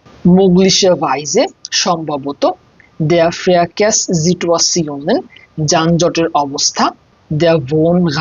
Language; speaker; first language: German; non-native, fluent; Bangla